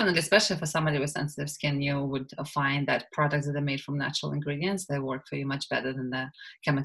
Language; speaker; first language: English; non-native, fluent; Russian